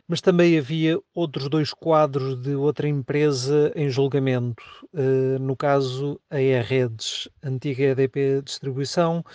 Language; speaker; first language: Portuguese; native; Portuguese